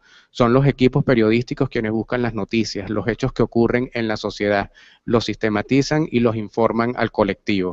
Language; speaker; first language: Spanish; native; Spanish